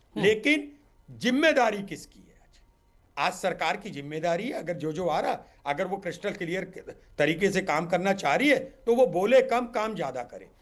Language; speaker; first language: Hindi; native; Hindi